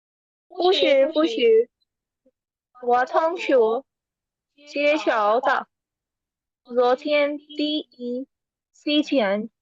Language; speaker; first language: Chinese; non-native, learner; Urdu